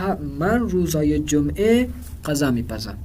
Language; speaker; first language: Persian; non-native, fluent; Urdu